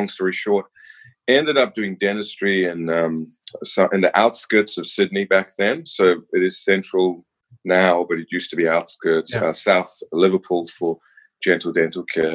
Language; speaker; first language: English; native; English